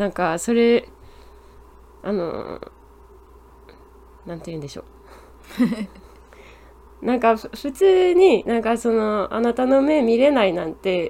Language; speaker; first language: Japanese; non-native, fluent; English